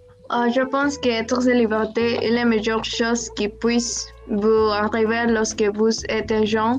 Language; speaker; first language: French; non-native, learner; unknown